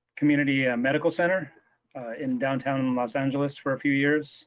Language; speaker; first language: English; native; English